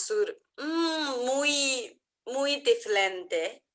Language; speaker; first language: Spanish; non-native, learner; English